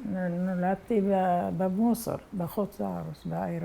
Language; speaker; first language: Hebrew; non-native, fluent; Arabic